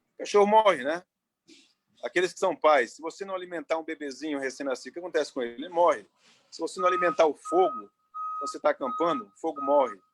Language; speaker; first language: Portuguese; native; Portuguese